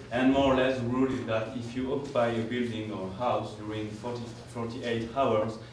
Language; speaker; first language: English; non-native, fluent; French